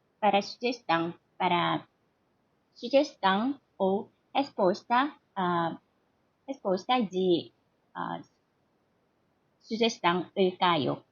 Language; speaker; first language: Portuguese; non-native, learner; Korean